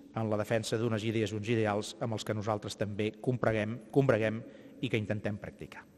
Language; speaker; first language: Catalan; native; Catalan